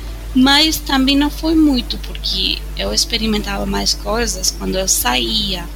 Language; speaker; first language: Portuguese; non-native, fluent; Spanish